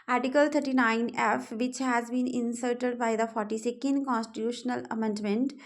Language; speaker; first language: English; non-native, local second language; Punjabi